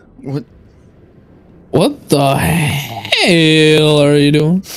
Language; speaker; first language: English; native; English